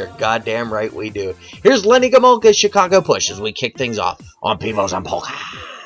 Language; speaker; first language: English; native; English